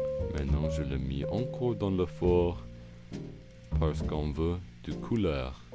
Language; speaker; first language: French; non-native, learner; English